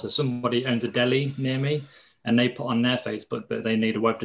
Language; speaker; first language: English; native; English